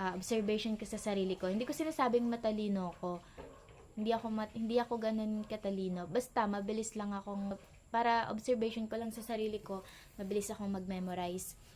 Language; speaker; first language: Filipino; native; Filipino